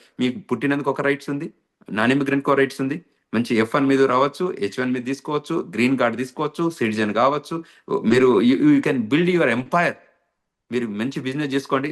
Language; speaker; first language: Telugu; native; Telugu